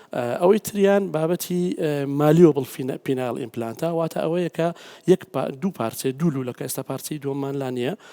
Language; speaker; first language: Central Kurdish; native; Central Kurdish